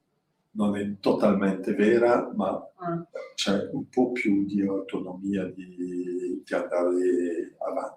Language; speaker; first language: Italian; non-native, learner; French